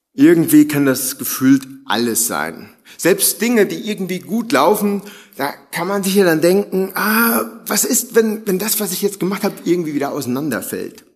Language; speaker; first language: German; native; German